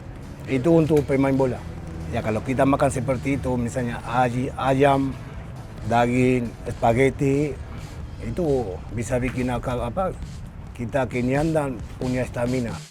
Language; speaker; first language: Indonesian; non-native, learner; Spanish